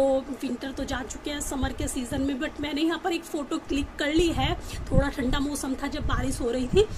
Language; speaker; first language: Hindi; native; Hindi